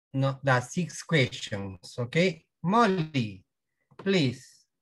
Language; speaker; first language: English; non-native, learner; Spanish